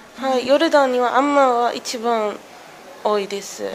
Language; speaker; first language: Japanese; non-native, learner; Arabic